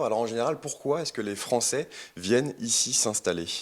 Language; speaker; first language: French; native; French